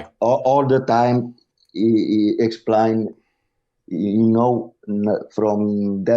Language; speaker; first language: English; non-native, learner; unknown